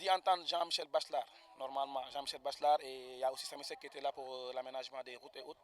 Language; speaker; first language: French; non-native, local second language; Wolof